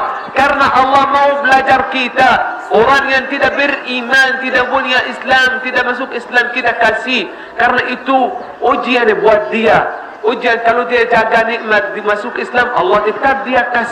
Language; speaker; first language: Indonesian; non-native, learner; Arabic